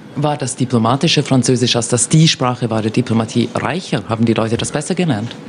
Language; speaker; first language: German; native; German